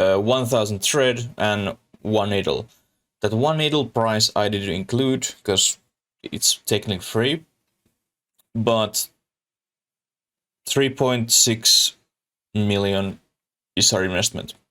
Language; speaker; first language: English; non-native, learner; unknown